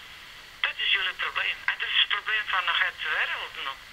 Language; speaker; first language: Dutch; non-native, learner; Serbian